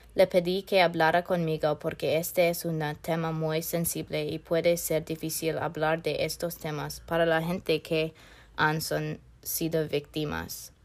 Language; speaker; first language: Spanish; non-native, fluent; English